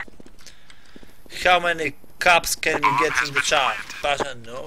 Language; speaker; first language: English; non-native, learner; Polish